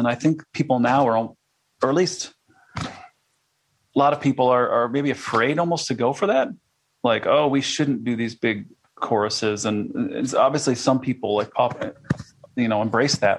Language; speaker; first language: English; native; English